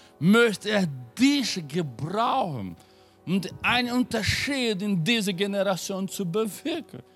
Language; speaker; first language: German; non-native, fluent; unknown